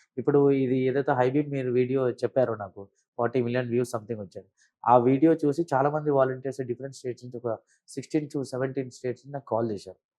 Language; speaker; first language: Telugu; early bilingual, heritage; Telugu